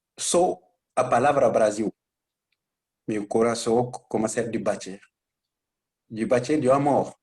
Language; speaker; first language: Portuguese; non-native, learner; Bambara